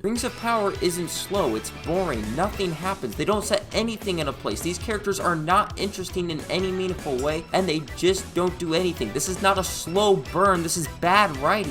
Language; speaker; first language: English; native; English